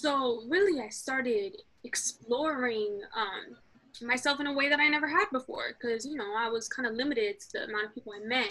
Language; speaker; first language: English; early bilingual, other home language; Arabic